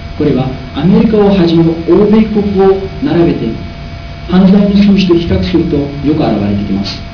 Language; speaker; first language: Japanese; non-native, learner; Uzbek